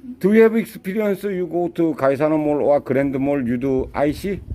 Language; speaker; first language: English; non-native, learner; Korean